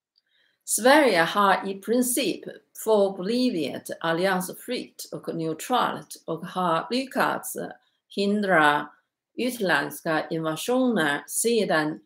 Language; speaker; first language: Swedish; non-native, learner; Chinese